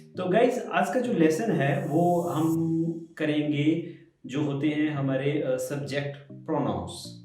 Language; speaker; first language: Hindi; native; Hindi